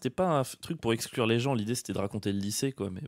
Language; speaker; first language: French; native; French